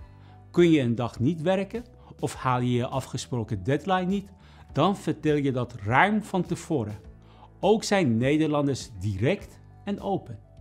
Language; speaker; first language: Dutch; non-native, fluent; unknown